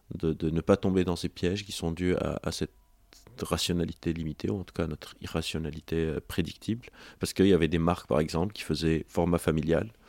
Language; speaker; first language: French; non-native, local second language; Arabic